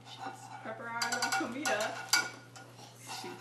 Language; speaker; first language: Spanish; non-native, learner; English